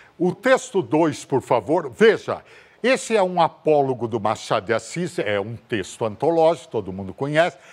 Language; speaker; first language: Portuguese; native; Portuguese